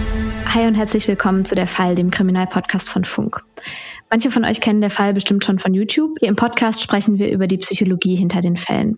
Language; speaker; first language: German; native; German